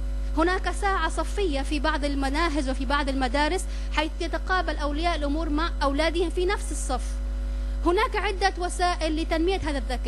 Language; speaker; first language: Arabic; native; Arabic